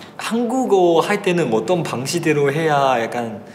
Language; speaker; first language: Korean; non-native, fluent; Chinese